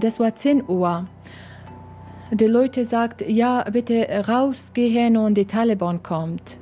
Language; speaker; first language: German; non-native, learner; Persian